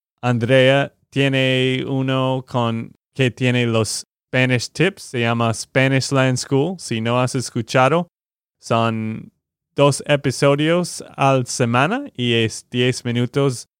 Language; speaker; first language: Spanish; non-native, learner; English